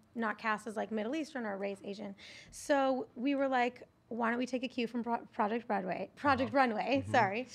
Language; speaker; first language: English; native; English